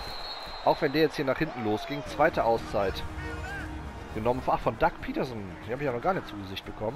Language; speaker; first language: German; native; German